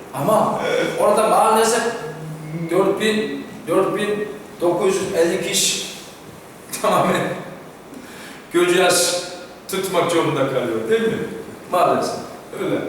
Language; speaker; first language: Turkish; non-native, fluent; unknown